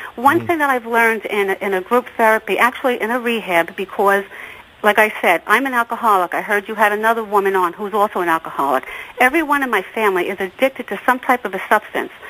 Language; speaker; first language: English; native; English